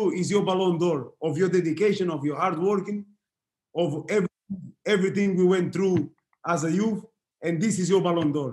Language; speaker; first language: English; non-native, fluent; Portuguese